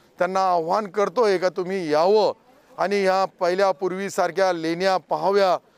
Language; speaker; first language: Marathi; non-native, local second language; Urdu